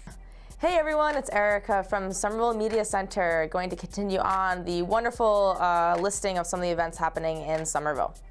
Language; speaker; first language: English; native; English